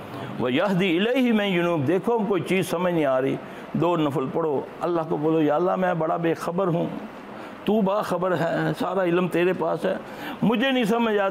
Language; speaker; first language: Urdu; non-native, local second language; Punjabi